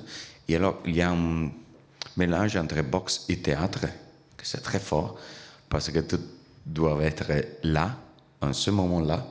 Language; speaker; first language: French; non-native, learner; Italian